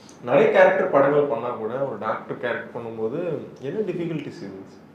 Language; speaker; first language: Tamil; native; Tamil